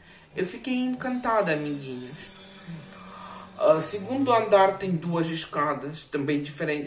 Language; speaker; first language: Portuguese; non-native, fluent; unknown